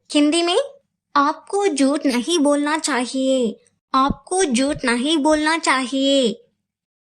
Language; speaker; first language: Hindi; non-native, local second language; Telugu